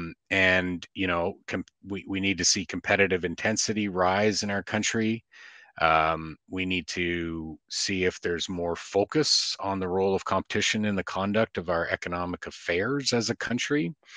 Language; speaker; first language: English; native; English